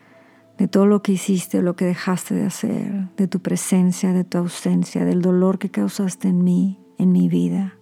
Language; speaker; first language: Spanish; native; Spanish